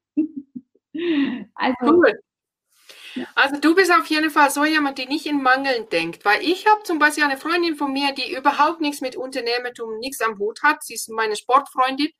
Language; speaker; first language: German; non-native, fluent; Finnish